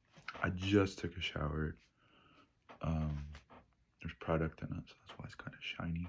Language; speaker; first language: English; native; English